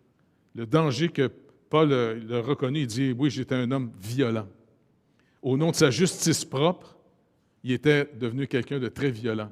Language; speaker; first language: French; native; French